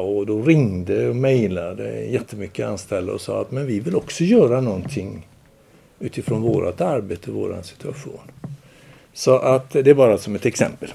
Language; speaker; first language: Swedish; native; Swedish